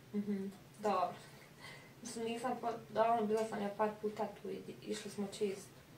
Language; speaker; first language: Russian; non-native, learner; Bosnian